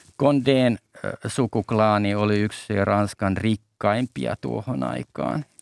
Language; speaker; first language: Finnish; native; Finnish